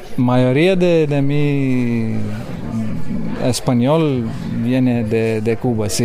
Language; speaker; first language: Spanish; non-native, learner; Lithuanian